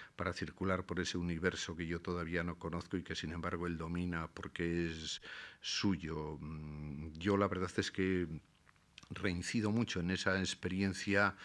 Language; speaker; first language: Spanish; native; Spanish